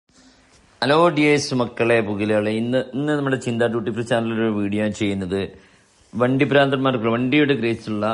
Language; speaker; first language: Malayalam; native; Malayalam